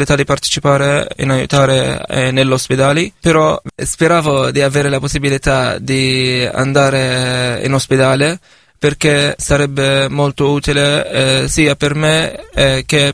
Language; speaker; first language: Italian; non-native, fluent; Arabic